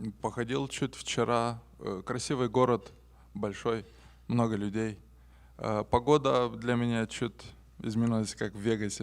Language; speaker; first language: Russian; non-native, local second language; Romanian